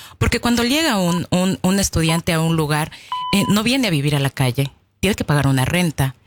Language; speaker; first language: Spanish; native; Spanish